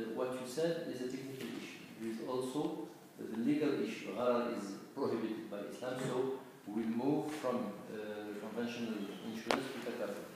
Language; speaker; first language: English; non-native, fluent; Arabic